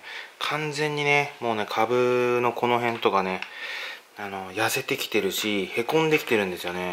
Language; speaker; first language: Japanese; native; Japanese